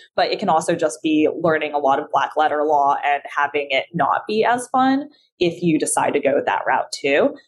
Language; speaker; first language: English; early bilingual, other home language; Chinese